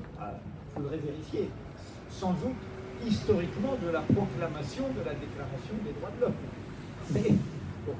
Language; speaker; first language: French; native; French